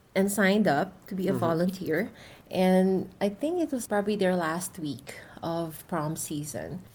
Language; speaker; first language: English; non-native, local second language; Filipino